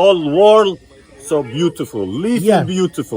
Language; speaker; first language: English; non-native, learner; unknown